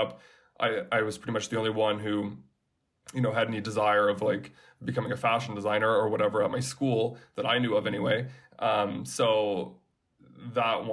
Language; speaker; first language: English; native; English